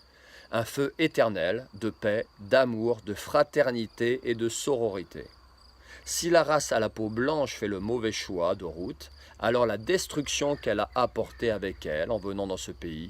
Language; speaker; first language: French; native; French